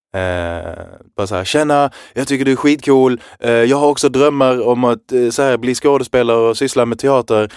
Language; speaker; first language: Swedish; early bilingual, other home language; Arabic